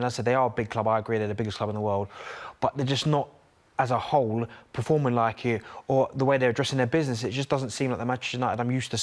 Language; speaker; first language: English; native; English